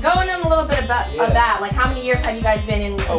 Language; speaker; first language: English; native; English